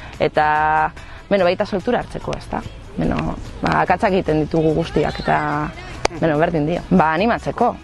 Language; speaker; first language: Basque; non-native, local second language; Spanish